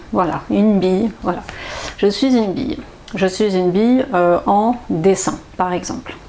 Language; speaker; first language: French; native; French